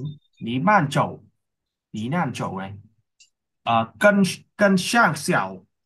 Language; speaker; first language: Chinese; non-native, learner; Vietnamese